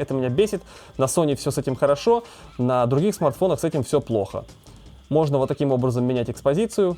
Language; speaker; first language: Russian; native; Russian